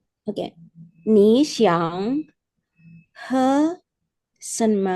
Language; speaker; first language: Chinese; non-native, learner; Indonesian